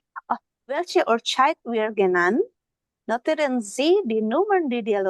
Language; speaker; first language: German; non-native, learner; Indonesian